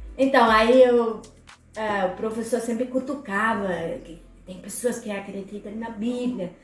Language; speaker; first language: Portuguese; non-native, fluent; German